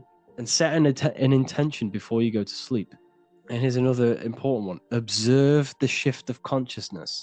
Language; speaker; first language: English; native; English